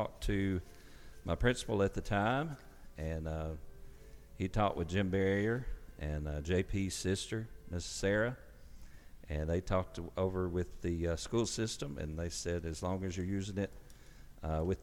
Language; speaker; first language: English; native; English